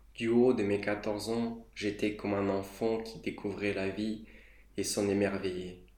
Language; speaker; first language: French; non-native, fluent; Romanian